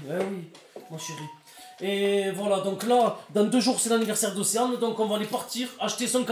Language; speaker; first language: French; native; French